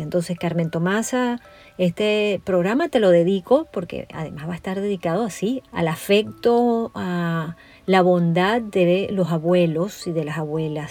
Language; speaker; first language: Spanish; native; Spanish